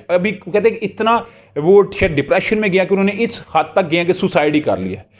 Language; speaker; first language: Urdu; non-native, local second language; Punjabi